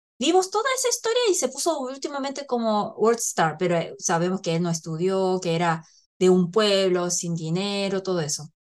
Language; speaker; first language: Spanish; non-native, fluent; Korean